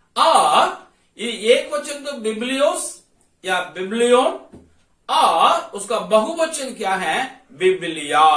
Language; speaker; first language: Hindi; non-native, local second language; Tamil